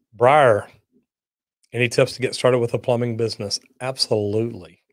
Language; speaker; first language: English; native; English